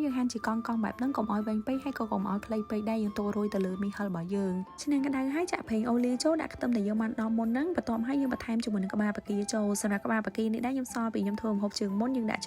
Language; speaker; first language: Khmer; native; Khmer